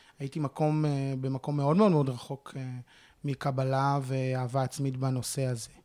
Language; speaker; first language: Hebrew; native; Hebrew